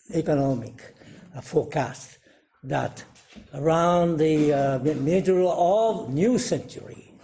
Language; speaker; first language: English; non-native, fluent; Japanese